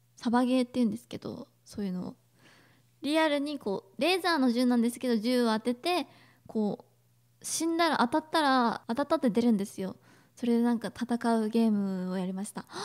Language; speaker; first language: Japanese; native; Japanese